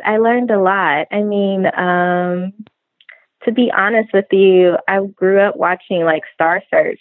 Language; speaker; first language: English; native; English